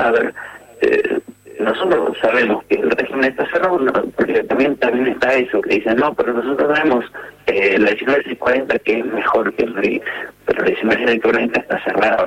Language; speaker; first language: Spanish; native; Spanish